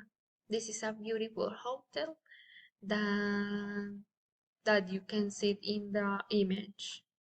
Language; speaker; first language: English; non-native, learner; Spanish